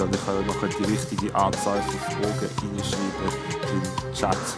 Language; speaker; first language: German; native; German